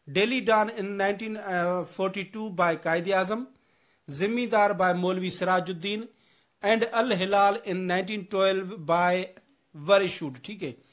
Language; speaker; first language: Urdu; non-native, local second language; Sindhi